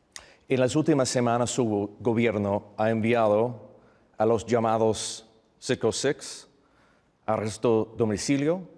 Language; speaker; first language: Spanish; non-native, fluent; English